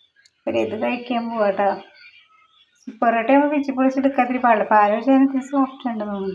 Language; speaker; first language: Malayalam; native; Malayalam